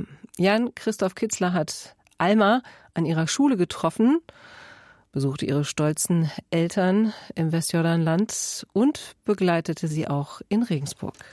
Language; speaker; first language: German; native; German